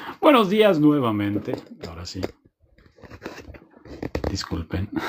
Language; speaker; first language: Spanish; native; Spanish